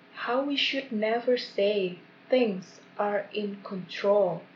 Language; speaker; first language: English; non-native, fluent; Indonesian